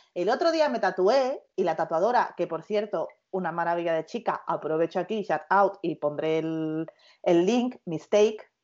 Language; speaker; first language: Spanish; native; Spanish